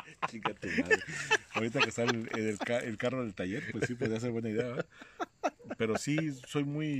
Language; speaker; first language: Spanish; native; Spanish